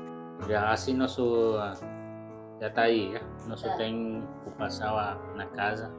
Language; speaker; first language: Portuguese; non-native, learner; Vietnamese